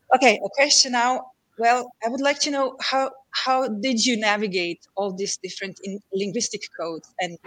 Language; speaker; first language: English; non-native, fluent; Slovenian